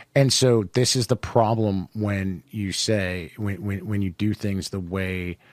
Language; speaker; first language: English; native; English